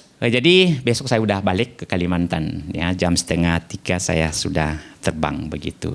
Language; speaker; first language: Indonesian; non-native, local second language; Nias